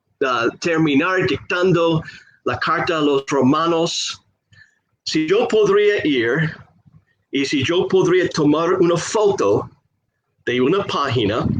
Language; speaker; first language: Spanish; non-native, fluent; English